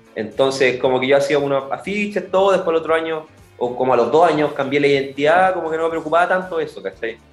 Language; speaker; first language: Spanish; native; Spanish